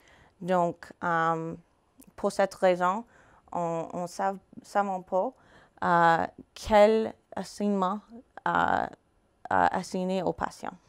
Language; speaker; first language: French; non-native, fluent; English